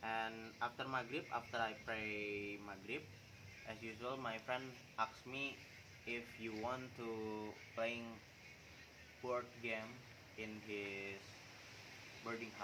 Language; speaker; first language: English; non-native, learner; Indonesian